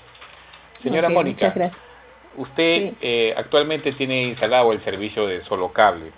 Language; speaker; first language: Spanish; native; Spanish